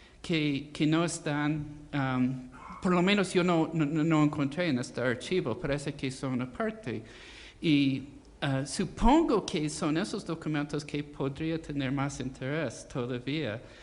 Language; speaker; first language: Spanish; non-native, fluent; English